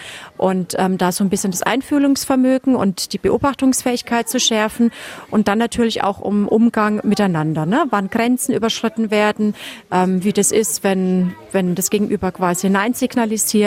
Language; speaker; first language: German; native; German